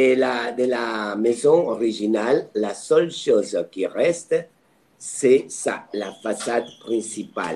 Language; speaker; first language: French; non-native, fluent; Spanish